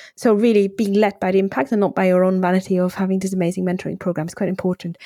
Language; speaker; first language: English; non-native, fluent; Swiss German